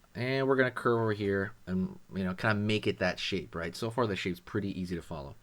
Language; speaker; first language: English; native; English